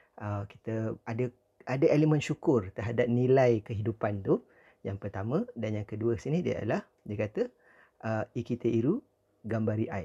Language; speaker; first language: Malay; native; Malay